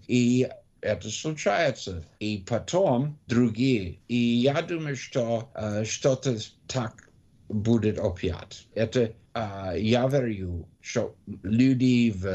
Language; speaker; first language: Russian; non-native, learner; English